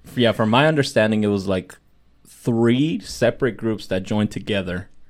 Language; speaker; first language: English; early bilingual, other home language; Spanish